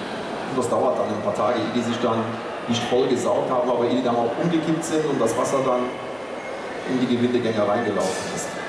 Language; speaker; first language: German; native; German